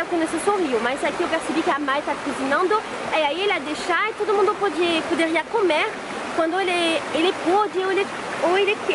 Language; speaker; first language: Portuguese; non-native, fluent; French